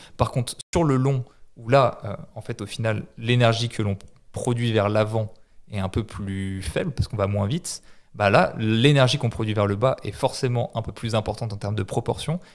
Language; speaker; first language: French; native; French